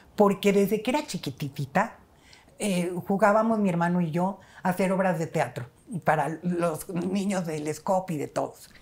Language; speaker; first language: Spanish; native; Spanish